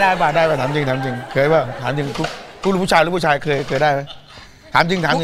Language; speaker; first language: Thai; native; Thai